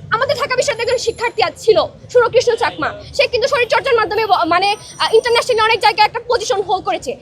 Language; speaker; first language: Bangla; non-native, local second language; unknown